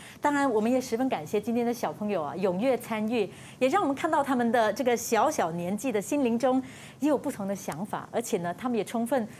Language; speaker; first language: Chinese; native; Chinese